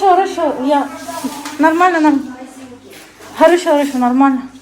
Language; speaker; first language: Russian; non-native, learner; Malayalam